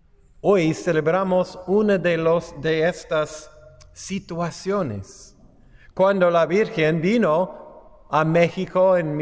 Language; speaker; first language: Spanish; non-native, fluent; English